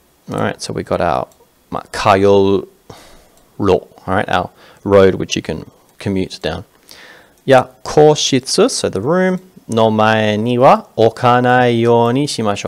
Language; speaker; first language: English; native; English